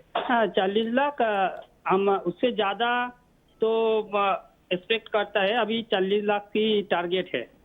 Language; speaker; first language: Hindi; non-native, local second language; Bangla